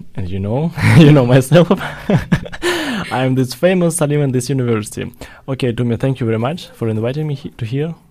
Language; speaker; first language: English; non-native, fluent; Russian